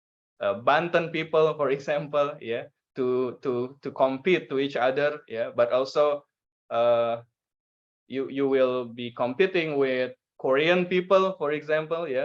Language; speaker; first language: English; non-native, learner; Indonesian